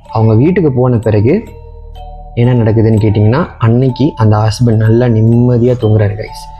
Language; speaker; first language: Tamil; early bilingual, heritage; Tamil